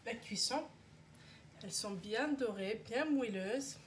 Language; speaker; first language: French; non-native, local second language; Arabic